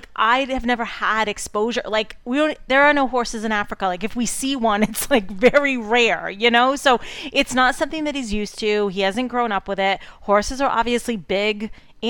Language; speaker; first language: English; native; English